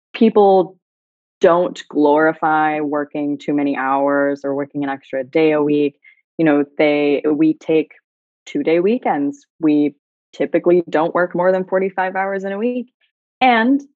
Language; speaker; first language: English; native; English